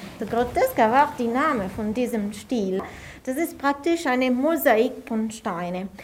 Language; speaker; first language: German; non-native, fluent; Italian